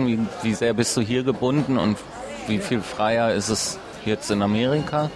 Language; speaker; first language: German; native; German